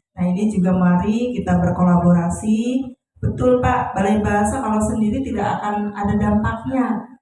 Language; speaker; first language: Indonesian; non-native, local second language; Sundanese